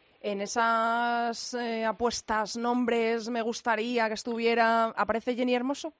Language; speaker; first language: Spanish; native; Spanish